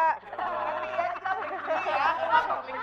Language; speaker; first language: Indonesian; native; Indonesian